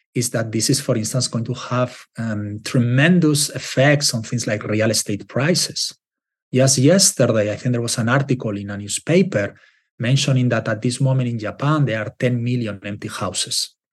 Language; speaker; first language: English; non-native, fluent; Spanish